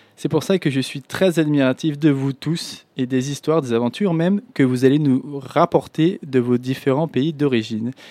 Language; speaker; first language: French; native; French